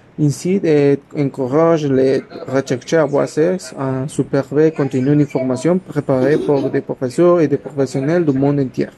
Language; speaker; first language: French; non-native, learner; Spanish